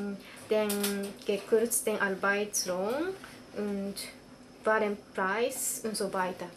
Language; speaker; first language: German; non-native, learner; Japanese